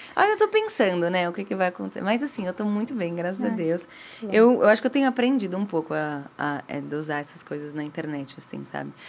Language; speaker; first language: Portuguese; native; Portuguese